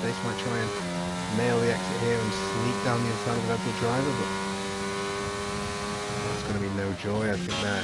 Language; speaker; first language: English; native; English